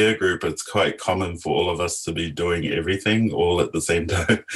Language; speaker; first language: English; native; English